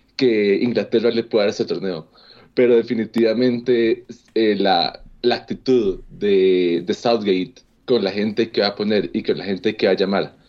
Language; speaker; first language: Spanish; native; Spanish